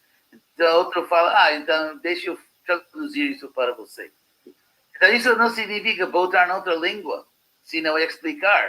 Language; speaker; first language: Portuguese; non-native, fluent; English